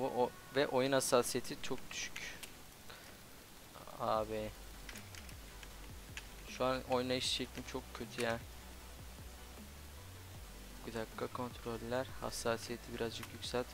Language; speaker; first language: Turkish; native; Turkish